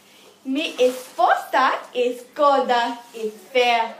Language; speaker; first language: Spanish; non-native, learner; English